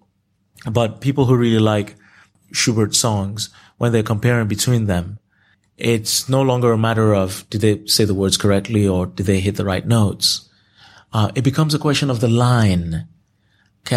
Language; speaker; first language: English; non-native, local second language; Yoruba